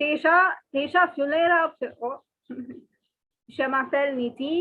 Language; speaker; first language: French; non-native, learner; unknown